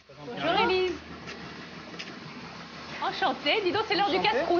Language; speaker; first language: French; native; French